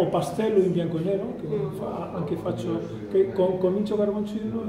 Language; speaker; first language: Italian; non-native, fluent; Spanish